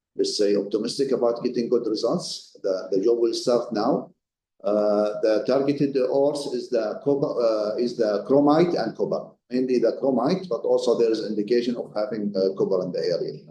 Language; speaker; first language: English; non-native, fluent; Arabic